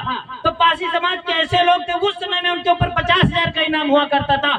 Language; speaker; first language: Hindi; native; Hindi